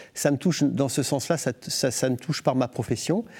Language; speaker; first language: French; native; French